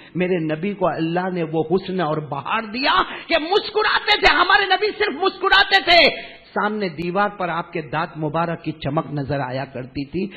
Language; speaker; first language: Urdu; native; Urdu